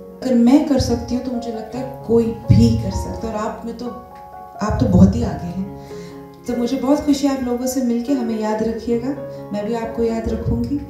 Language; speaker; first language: Hindi; non-native, local second language; Tamil